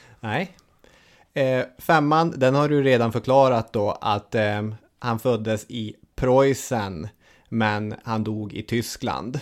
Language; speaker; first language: Swedish; native; Swedish